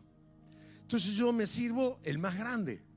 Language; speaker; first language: Spanish; native; Spanish